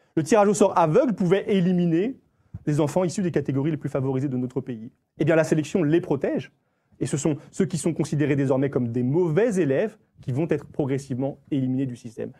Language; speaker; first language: French; native; French